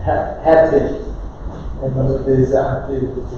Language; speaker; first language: English; non-native, learner; Portuguese